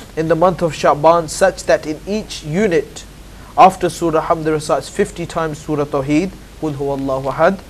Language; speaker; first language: English; native; English